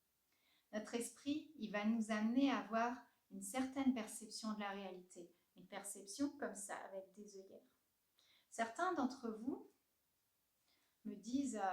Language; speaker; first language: French; native; French